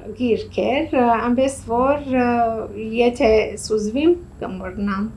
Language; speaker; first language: Armenian; early bilingual, heritage; Armenian